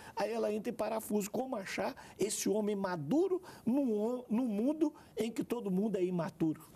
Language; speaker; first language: Portuguese; native; Portuguese